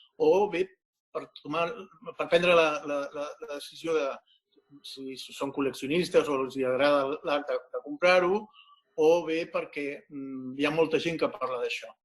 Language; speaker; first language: Catalan; non-native, local second language; Spanish